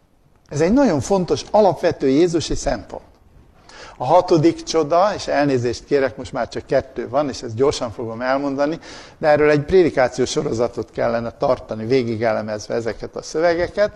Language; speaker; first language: Hungarian; native; Hungarian